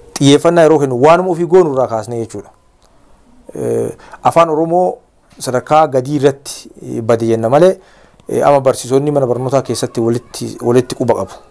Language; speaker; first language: Oromo; native; Oromo